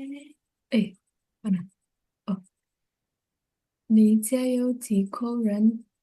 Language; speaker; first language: Chinese; non-native, learner; Indonesian